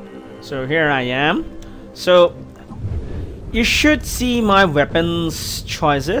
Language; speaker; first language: English; non-native, fluent; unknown